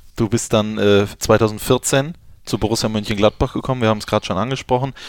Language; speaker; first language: German; native; German